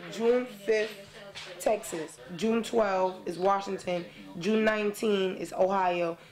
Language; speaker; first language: English; native; English